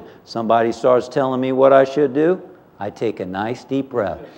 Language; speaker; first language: English; native; English